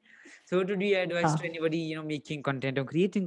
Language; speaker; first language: English; non-native, local second language; Hindi